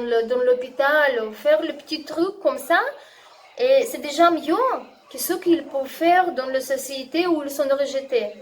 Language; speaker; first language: French; non-native, learner; Russian